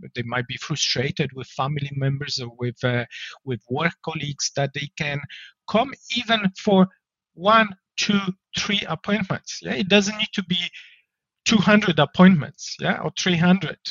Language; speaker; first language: English; non-native, fluent; Polish